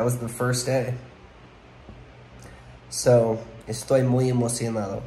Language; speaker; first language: Spanish; non-native, learner; English